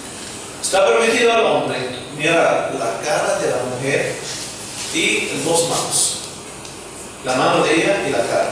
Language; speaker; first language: Spanish; non-native, fluent; Arabic